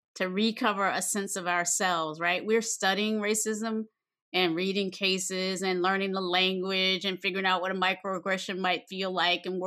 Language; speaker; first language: English; native; English